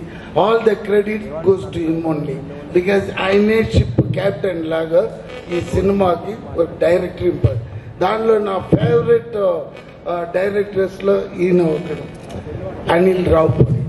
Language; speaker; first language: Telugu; non-native, learner; Tamil